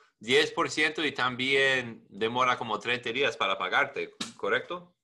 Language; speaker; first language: Spanish; non-native, learner; English